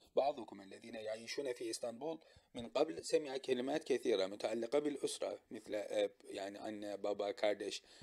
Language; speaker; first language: Arabic; non-native, fluent; Turkish